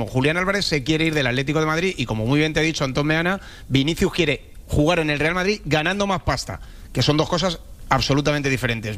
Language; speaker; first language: Spanish; native; Spanish